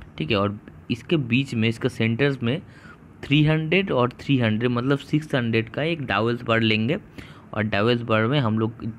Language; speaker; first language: Hindi; non-native, local second language; Bangla